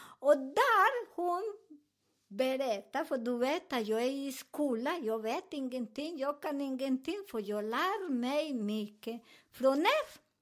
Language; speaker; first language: Swedish; non-native, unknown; Spanish